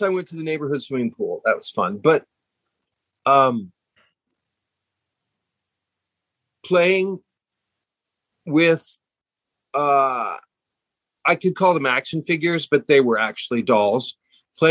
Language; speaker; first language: English; native; English